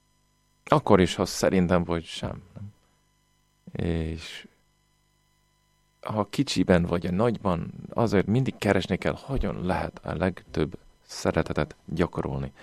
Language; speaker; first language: Hungarian; non-native, fluent; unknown